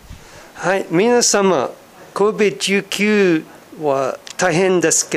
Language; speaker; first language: Japanese; non-native, learner; English